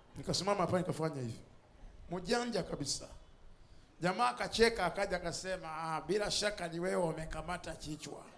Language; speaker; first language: Swahili; non-native, fluent; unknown